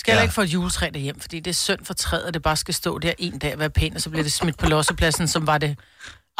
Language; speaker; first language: Danish; native; Danish